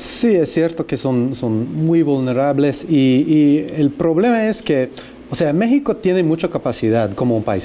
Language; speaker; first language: Spanish; non-native, fluent; English